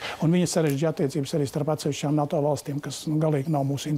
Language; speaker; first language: Latvian; native; Latvian